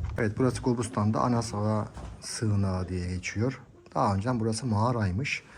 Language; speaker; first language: Turkish; native; Turkish